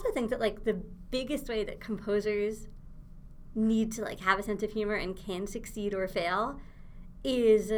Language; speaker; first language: English; native; English